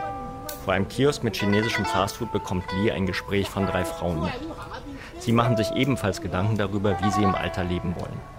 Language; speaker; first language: German; native; German